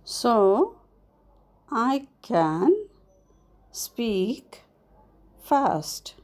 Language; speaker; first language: English; non-native, fluent; Arabic